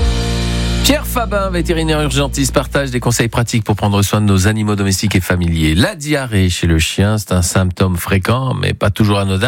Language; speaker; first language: French; native; French